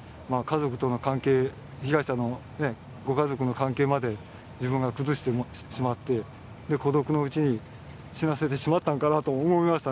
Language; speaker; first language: Japanese; native; Japanese